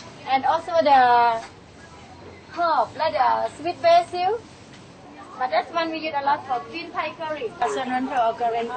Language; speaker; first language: English; non-native, learner; Thai